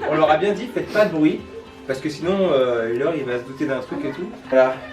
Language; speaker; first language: French; native; French